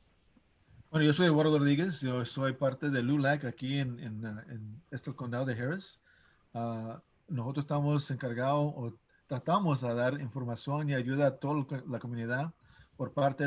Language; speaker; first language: Spanish; early bilingual, heritage; English